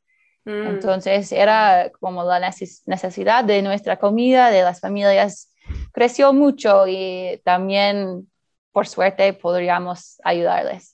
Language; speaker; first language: Spanish; early bilingual, heritage; Spanish